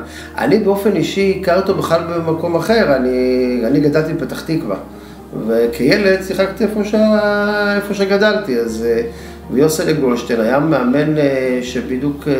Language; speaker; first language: Hebrew; native; Hebrew